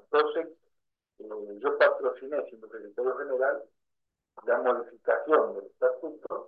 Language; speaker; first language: Spanish; native; Spanish